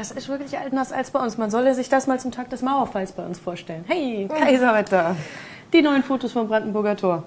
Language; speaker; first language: German; native; German